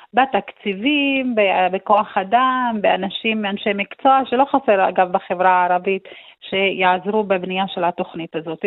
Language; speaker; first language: Hebrew; non-native, local second language; Arabic